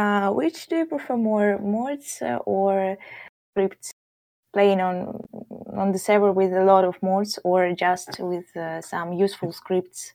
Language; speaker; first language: English; non-native, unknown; Russian